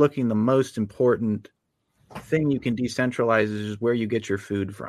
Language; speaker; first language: English; native; English